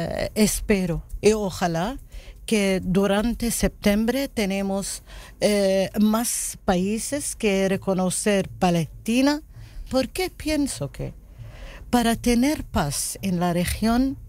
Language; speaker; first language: Spanish; non-native, learner; Arabic